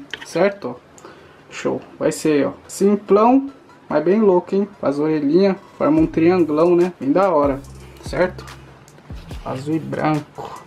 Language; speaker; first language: Portuguese; native; Portuguese